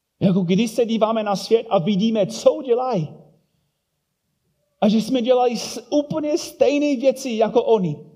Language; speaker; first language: Czech; non-native, fluent; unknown